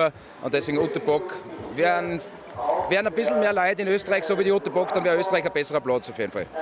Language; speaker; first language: German; native; German